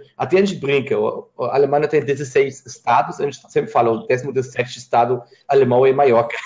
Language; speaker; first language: Portuguese; non-native, fluent; German